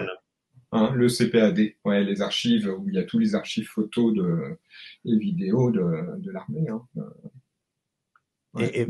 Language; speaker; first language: French; native; French